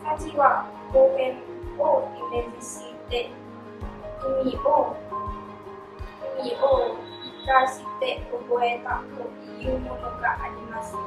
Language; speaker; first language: Japanese; non-native, learner; Vietnamese